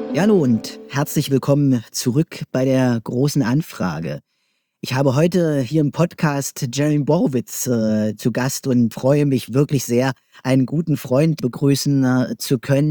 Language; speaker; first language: German; native; German